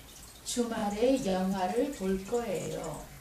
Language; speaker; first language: Korean; non-native, learner; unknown